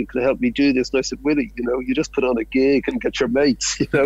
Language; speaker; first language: English; native; English